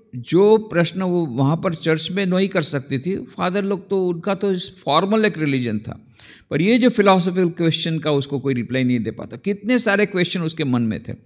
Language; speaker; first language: Hindi; non-native, local second language; Gujarati